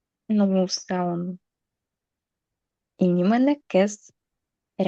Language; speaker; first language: Estonian; non-native, local second language; Russian